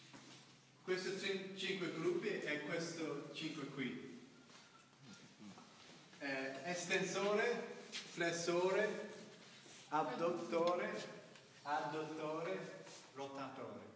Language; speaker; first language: Italian; non-native, learner; English